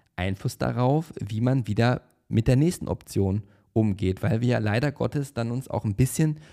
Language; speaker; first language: German; native; German